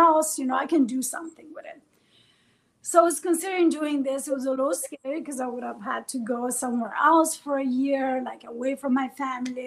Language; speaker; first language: English; non-native, fluent; Persian